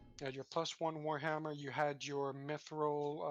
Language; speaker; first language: English; native; English